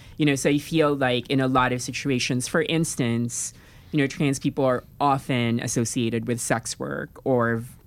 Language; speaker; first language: English; non-native, local second language; Filipino